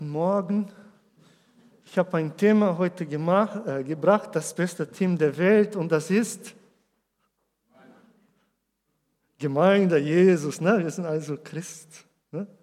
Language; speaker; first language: German; non-native, learner; Portuguese